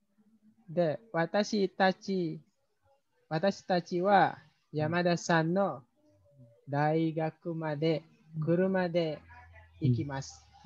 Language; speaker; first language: Japanese; non-native, learner; Indonesian